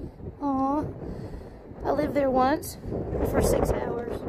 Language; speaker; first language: English; native; English